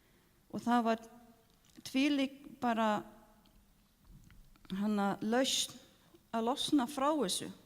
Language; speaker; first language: Icelandic; non-native, learner; Norwegian